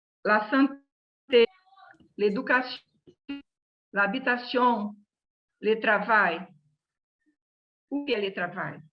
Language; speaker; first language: French; non-native, learner; Portuguese